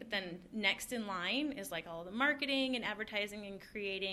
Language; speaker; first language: English; native; English